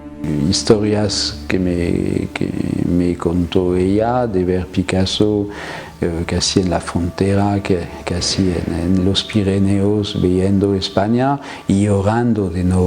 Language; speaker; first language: Spanish; non-native, fluent; French